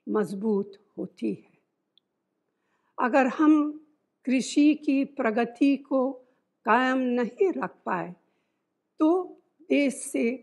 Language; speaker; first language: Hindi; non-native, fluent; Italian